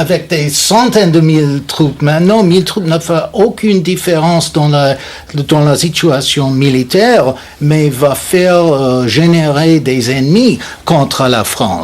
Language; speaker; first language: French; non-native, fluent; English